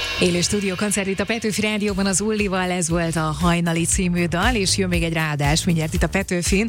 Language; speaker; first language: Hungarian; native; Hungarian